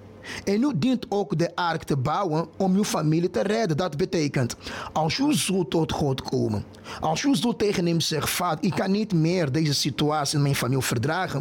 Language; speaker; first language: Dutch; non-native, fluent; Portuguese